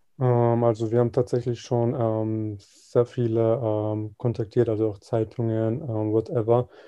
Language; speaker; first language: German; early bilingual, other home language; Serbian